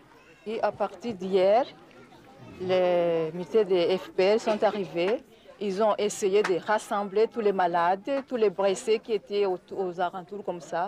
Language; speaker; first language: French; non-native, local second language; Kinyarwanda